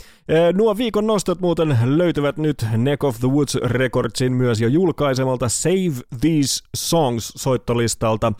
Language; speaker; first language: Finnish; native; Finnish